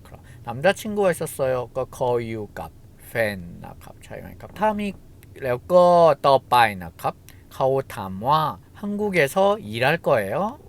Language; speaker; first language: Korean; non-native, fluent; Thai